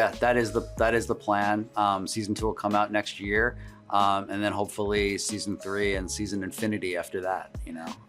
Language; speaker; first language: English; native; English